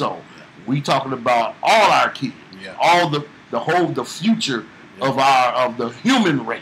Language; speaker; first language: English; native; English